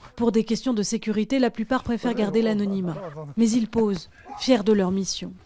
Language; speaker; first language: French; native; French